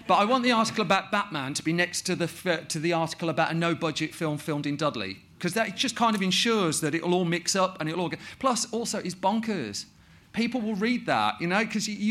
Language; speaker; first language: English; native; English